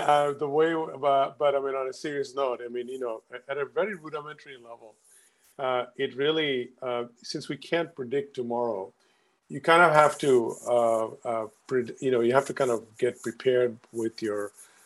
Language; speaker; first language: English; non-native, local second language; Bangla